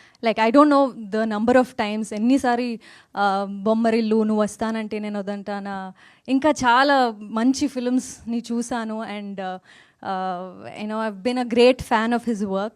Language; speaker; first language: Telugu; non-native, fluent; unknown